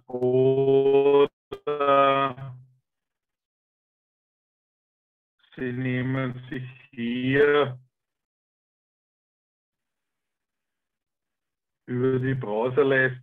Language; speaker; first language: German; native; German